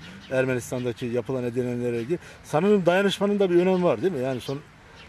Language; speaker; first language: Turkish; native; Turkish